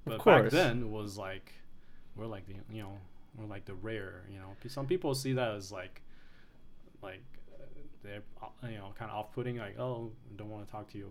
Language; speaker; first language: English; early bilingual, other home language; Chinese